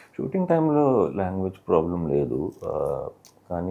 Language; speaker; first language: Telugu; non-native, learner; Malayalam